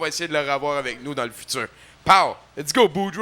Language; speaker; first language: French; native; French